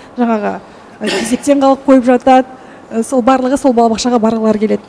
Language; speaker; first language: Kazakh; native; Kazakh